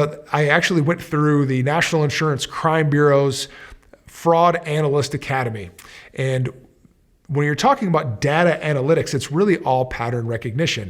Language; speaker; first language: English; native; English